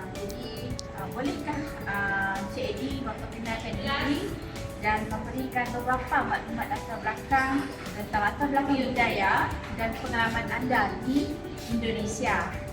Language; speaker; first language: Malay; native; Malay